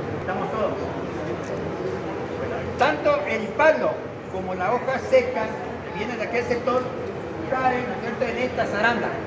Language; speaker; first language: Spanish; native; Spanish